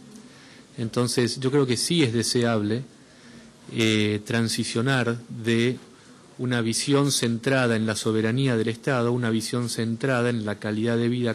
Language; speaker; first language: Spanish; native; Spanish